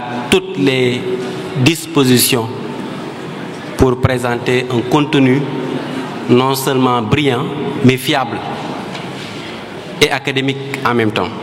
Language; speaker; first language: French; non-native, local second language; Wolof